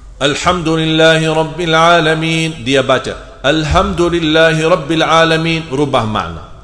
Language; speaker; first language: Indonesian; non-native, fluent; Arabic